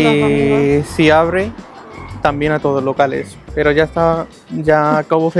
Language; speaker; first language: Spanish; non-native, learner; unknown